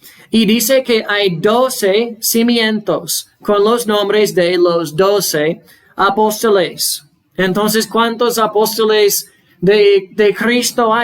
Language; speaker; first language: Spanish; non-native, fluent; English